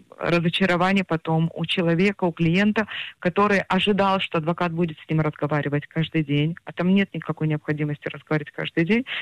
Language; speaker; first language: Russian; early bilingual, heritage; Russian